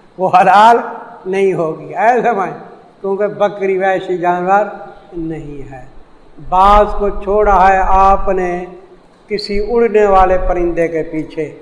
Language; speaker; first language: Urdu; non-native, local second language; Saraiki